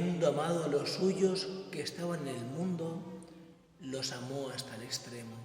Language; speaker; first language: Spanish; native; Spanish